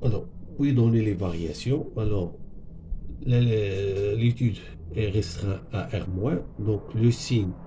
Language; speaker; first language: French; non-native, local second language; Arabic